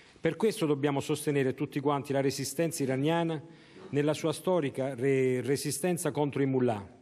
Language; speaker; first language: Italian; native; Italian